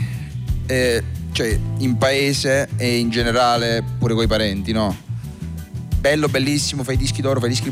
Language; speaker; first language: Italian; native; Italian